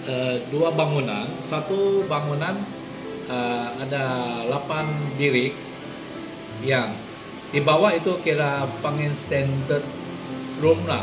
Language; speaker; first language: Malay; non-native, local second language; Hakka Chinese